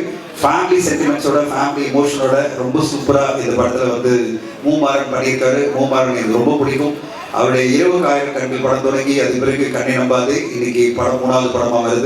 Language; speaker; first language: Tamil; native; Tamil